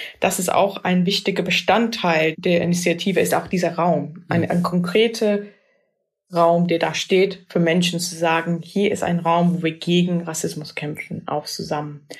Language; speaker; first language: German; non-native, fluent; English